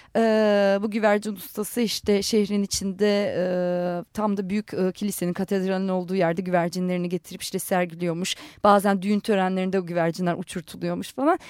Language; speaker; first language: Turkish; non-native, local second language; Armenian